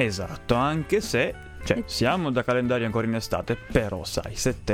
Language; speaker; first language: Italian; native; Italian